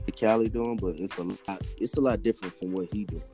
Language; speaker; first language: English; native; English